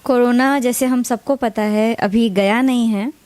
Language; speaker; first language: Hindi; non-native, local second language; Gujarati